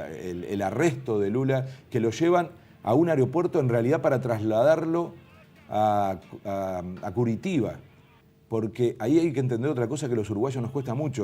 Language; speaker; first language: Spanish; native; Spanish